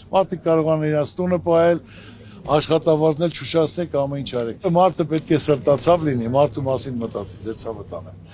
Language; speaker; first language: Armenian; native; Armenian